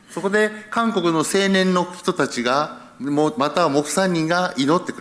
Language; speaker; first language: Japanese; early bilingual, heritage; Japanese